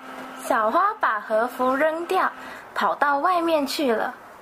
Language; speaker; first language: Chinese; native; Chinese